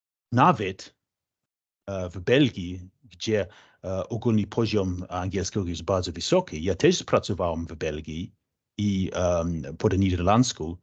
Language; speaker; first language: Polish; non-native, fluent; English